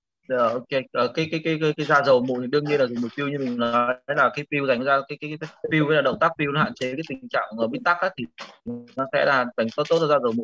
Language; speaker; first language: Vietnamese; native; Vietnamese